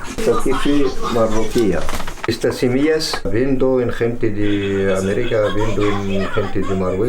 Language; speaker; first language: Spanish; non-native, learner; Arabic